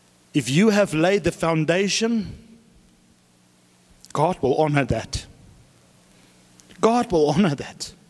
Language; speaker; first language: English; non-native, local second language; Afrikaans